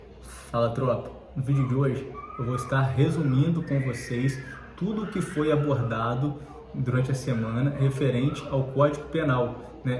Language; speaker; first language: Portuguese; native; Portuguese